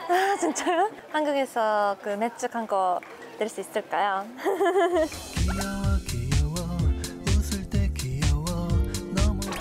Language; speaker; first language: Korean; non-native, learner; Japanese